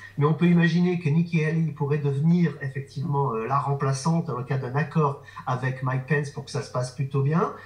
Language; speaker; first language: French; native; French